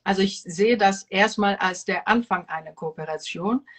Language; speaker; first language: German; non-native, fluent; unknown